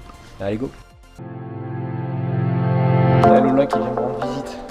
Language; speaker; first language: French; native; French